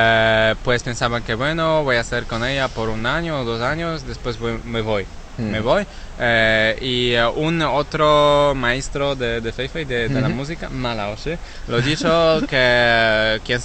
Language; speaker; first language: Spanish; non-native, learner; Polish